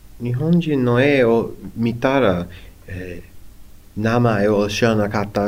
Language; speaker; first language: Japanese; non-native, learner; English